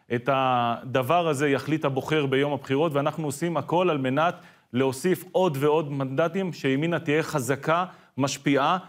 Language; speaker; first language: Hebrew; native; Hebrew